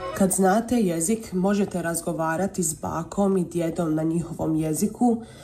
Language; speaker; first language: Croatian; early bilingual, heritage; Croatian